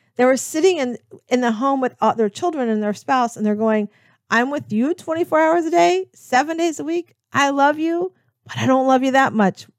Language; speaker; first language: English; native; English